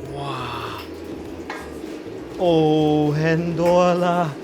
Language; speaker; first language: Chinese; non-native, learner; English